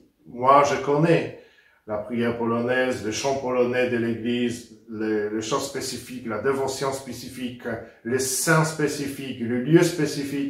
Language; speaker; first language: French; non-native, fluent; Polish